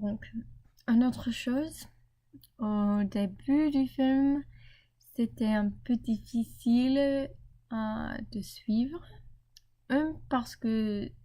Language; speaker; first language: French; non-native, learner; English